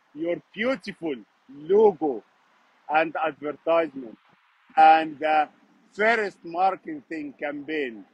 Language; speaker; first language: English; non-native, fluent; Arabic